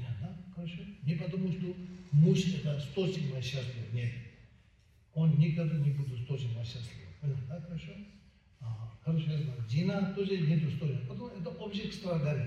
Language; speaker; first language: Russian; non-native, learner; Tibetan